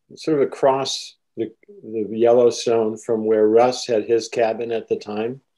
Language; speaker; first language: English; native; English